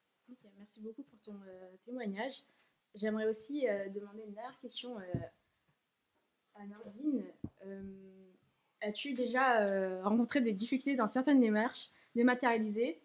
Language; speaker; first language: French; native; French